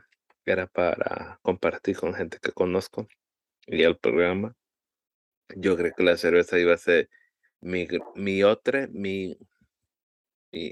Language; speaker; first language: Spanish; early bilingual, heritage; Spanish